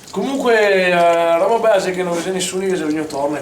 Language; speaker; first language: Italian; native; Italian